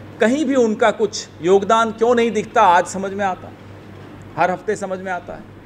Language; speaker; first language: Hindi; native; Hindi